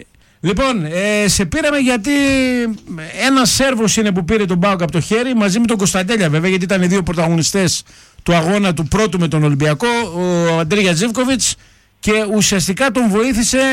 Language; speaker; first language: Greek; native; Greek